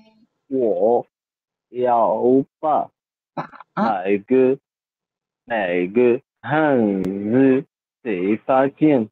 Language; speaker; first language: Chinese; non-native, learner; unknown